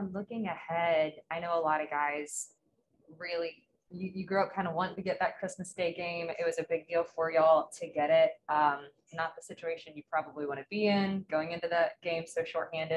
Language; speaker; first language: English; native; English